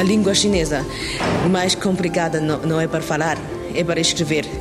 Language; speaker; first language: Portuguese; non-native, learner; Chinese